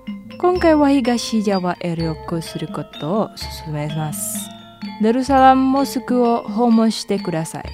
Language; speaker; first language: Japanese; non-native, fluent; Indonesian